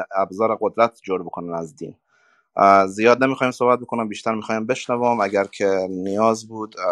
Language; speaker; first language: Persian; native; Persian